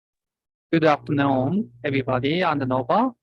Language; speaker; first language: English; non-native, fluent; Japanese